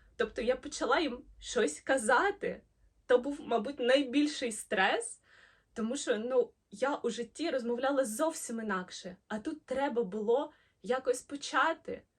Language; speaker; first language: Ukrainian; non-native, local second language; Russian